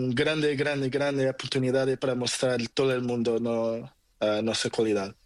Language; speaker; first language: Spanish; non-native, learner; Portuguese